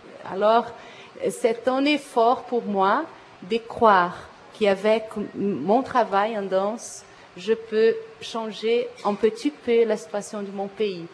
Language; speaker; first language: French; non-native, fluent; Portuguese